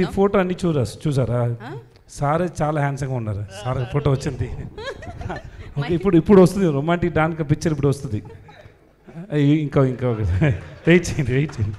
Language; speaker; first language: Telugu; non-native, learner; Tamil